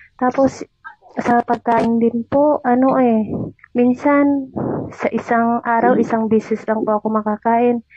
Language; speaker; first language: Filipino; non-native, local second language; Cebuano